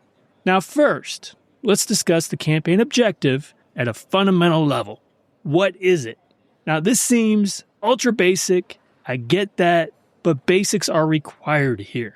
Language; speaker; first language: English; native; English